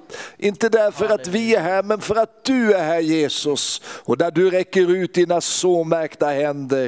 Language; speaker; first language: Swedish; native; Swedish